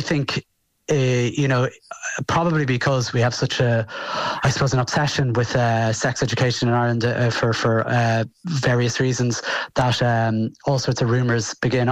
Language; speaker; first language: English; native; English